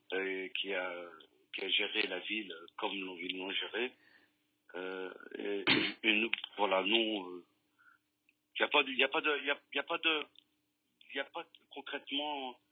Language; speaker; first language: French; native; French